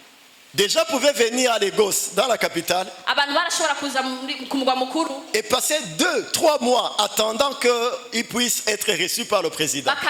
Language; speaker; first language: French; non-native, local second language; Rundi